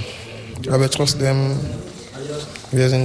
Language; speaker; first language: German; non-native, learner; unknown